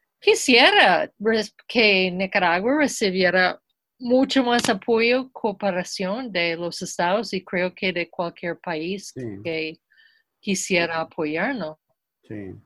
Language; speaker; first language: Spanish; non-native, fluent; English